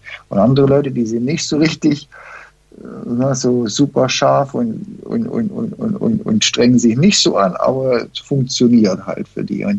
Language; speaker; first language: German; non-native, fluent; English